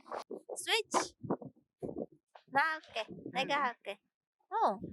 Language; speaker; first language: Korean; non-native, learner; Filipino